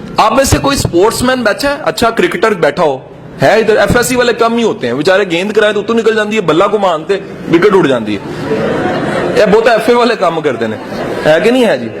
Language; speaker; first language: Urdu; native; Urdu